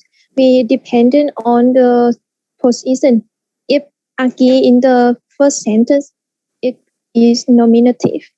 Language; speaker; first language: English; non-native, learner; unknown